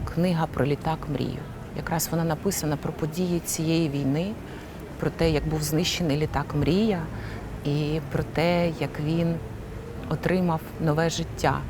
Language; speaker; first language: Ukrainian; non-native, local second language; Russian